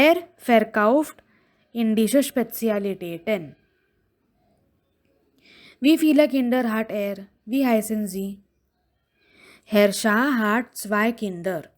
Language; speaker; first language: German; non-native, fluent; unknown